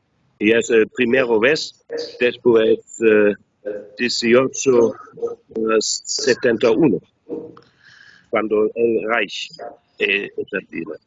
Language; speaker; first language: Spanish; non-native, learner; German